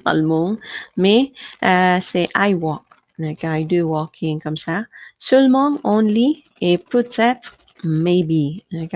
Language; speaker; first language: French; non-native, fluent; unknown